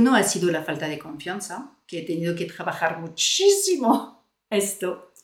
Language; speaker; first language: Spanish; non-native, fluent; French